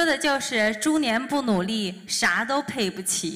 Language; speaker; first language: Chinese; native; Chinese